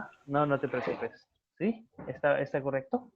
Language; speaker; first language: Spanish; non-native, fluent; Hindi